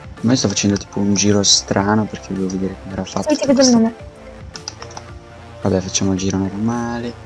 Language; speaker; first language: Italian; native; Italian